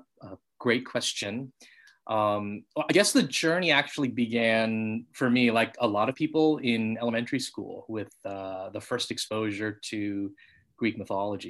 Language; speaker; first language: English; native; English